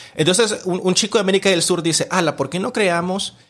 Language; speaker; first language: Spanish; native; Spanish